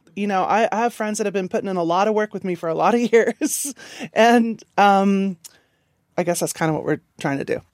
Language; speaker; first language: English; native; English